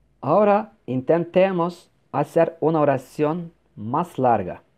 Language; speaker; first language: Spanish; non-native, fluent; Turkish